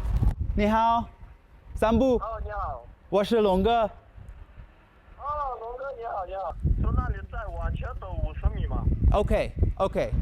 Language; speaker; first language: Chinese; non-native, learner; English